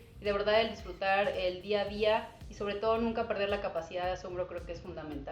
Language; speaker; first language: Spanish; native; Spanish